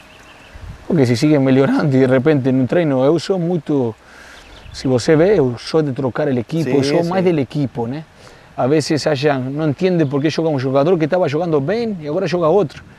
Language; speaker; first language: Portuguese; non-native, fluent; Spanish